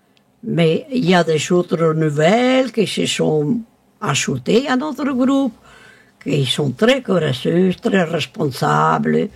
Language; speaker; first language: French; non-native, local second language; Spanish